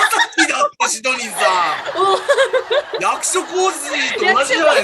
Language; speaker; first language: Japanese; native; Japanese